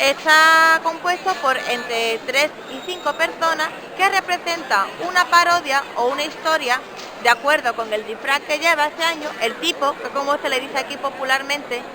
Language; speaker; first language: Spanish; native; Spanish